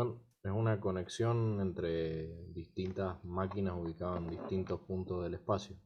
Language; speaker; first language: Spanish; native; Spanish